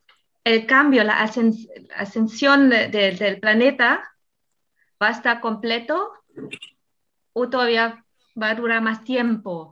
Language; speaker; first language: Spanish; non-native, fluent; German